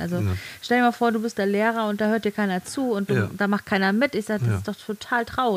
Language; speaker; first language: German; native; German